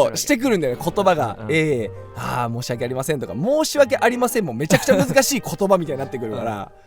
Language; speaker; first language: Japanese; native; Japanese